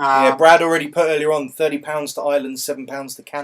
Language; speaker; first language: English; native; English